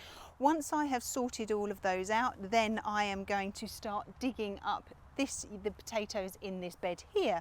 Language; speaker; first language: English; native; English